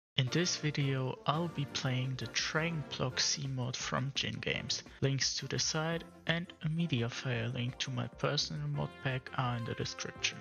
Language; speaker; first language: English; non-native, fluent; German